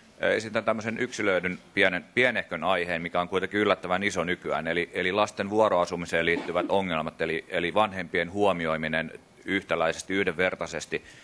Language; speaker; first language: Finnish; native; Finnish